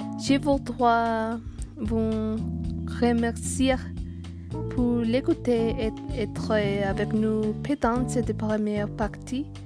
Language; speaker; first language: French; non-native, learner; Spanish